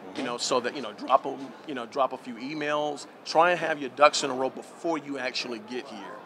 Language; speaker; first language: English; native; English